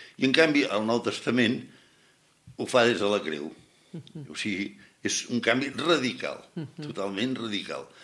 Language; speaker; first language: Catalan; native; Catalan